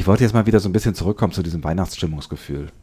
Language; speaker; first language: German; native; German